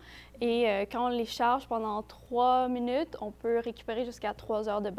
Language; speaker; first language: French; native; French